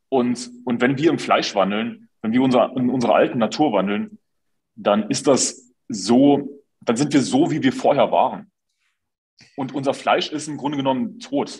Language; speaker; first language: German; native; German